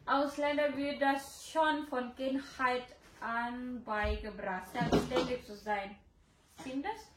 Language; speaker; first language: German; non-native, learner; Indonesian